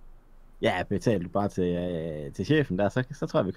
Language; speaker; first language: Danish; native; Danish